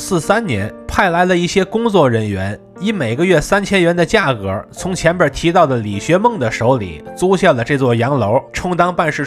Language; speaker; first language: Chinese; native; Chinese